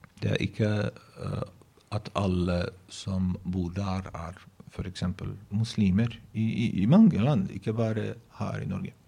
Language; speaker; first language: Norwegian; non-native, fluent; Bosnian